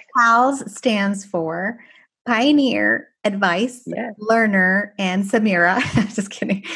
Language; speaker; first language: English; non-native, fluent; Persian